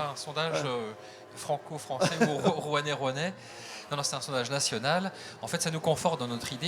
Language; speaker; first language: French; native; French